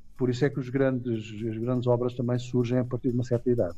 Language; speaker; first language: Portuguese; non-native, local second language; Kabuverdianu